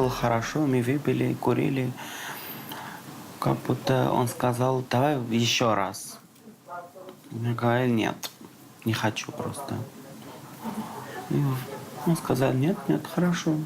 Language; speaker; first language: Russian; non-native, learner; Armenian